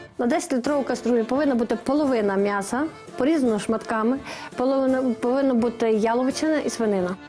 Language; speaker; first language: Ukrainian; native; Ukrainian